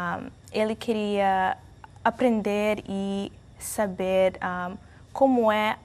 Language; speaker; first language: Portuguese; non-native, learner; English